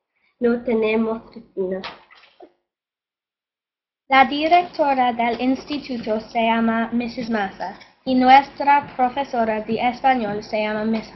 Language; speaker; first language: Spanish; non-native, learner; English